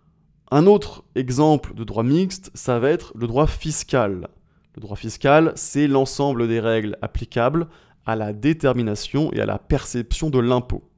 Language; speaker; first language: French; native; French